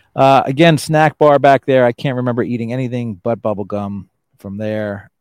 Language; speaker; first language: English; native; English